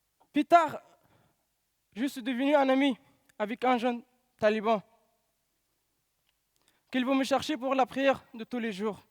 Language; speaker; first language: French; non-native, learner; Pashto